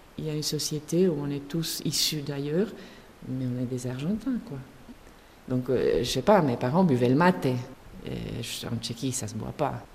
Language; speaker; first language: French; non-native, fluent; Spanish